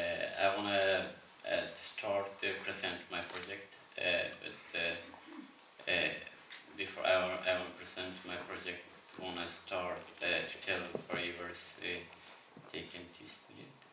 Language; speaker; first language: English; non-native, learner; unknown